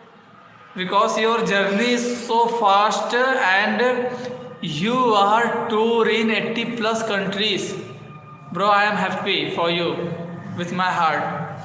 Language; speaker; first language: English; non-native, learner; Hindi